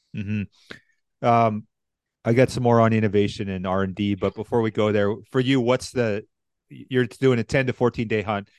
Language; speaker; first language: English; native; English